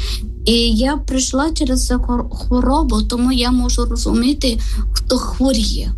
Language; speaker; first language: Ukrainian; non-native, learner; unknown